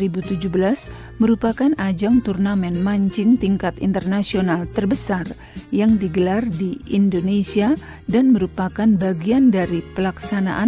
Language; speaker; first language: Indonesian; native; Indonesian